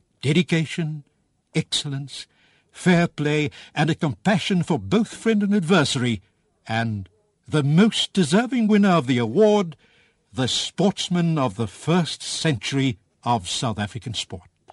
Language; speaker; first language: English; non-native, local second language; Afrikaans